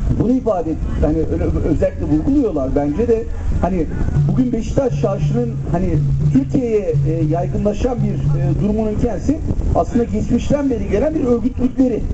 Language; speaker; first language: Turkish; native; Turkish